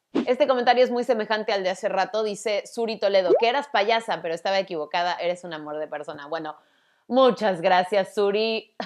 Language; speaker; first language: Spanish; early bilingual, other home language; English